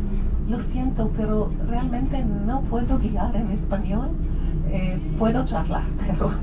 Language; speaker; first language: Spanish; non-native, learner; Hebrew